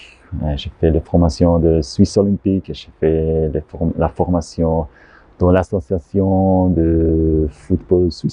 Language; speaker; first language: French; non-native, learner; German